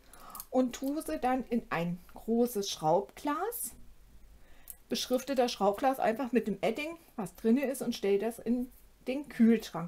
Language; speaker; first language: German; native; German